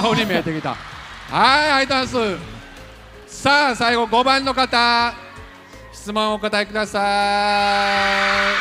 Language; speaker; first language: Japanese; native; Japanese